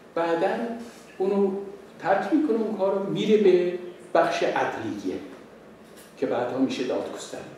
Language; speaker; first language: Persian; non-native, local second language; Azerbaijani